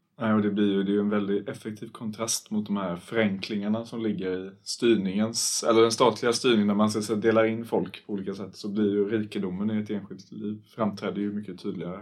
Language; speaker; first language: Swedish; native; Swedish